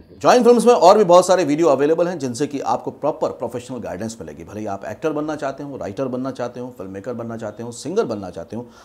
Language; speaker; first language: Hindi; native; Hindi